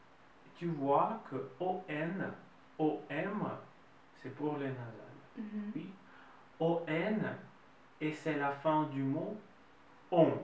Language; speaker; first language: French; non-native, fluent; Russian